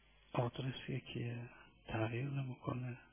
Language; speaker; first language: Persian; native; Persian